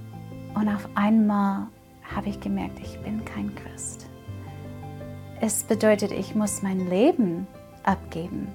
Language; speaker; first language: German; non-native, fluent; English